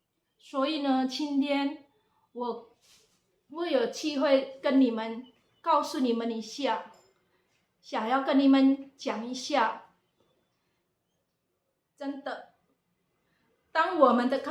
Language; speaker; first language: Chinese; non-native, fluent; Indonesian